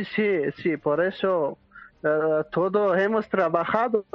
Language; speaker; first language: Spanish; non-native, learner; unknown